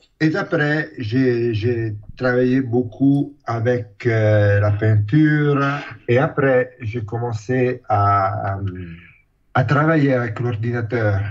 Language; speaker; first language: French; non-native, fluent; Italian